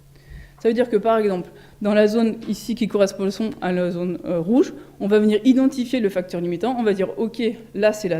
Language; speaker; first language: French; native; French